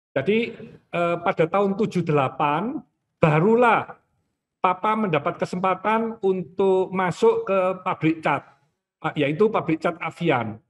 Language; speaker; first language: Indonesian; native; Indonesian